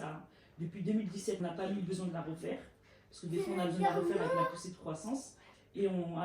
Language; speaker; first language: French; native; French